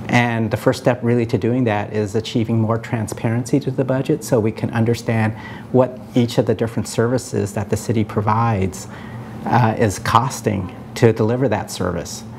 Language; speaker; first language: English; native; English